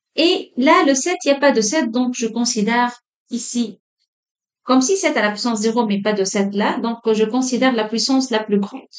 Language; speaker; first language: French; non-native, local second language; Arabic